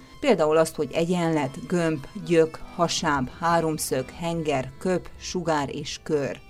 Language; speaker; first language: Hungarian; native; Hungarian